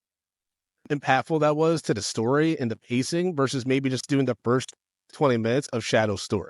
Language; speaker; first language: English; native; English